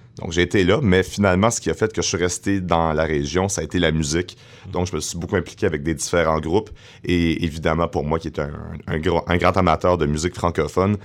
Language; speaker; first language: French; native; French